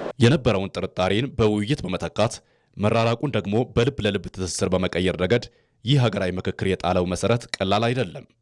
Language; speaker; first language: Amharic; native; Amharic